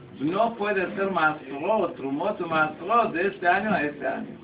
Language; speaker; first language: Spanish; non-native, learner; Hebrew